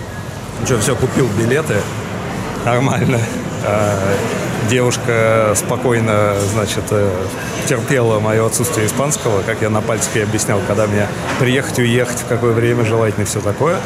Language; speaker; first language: Russian; native; Russian